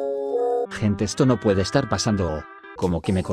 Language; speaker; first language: Spanish; native; Spanish